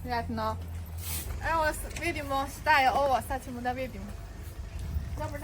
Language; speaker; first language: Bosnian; non-native, learner; Chinese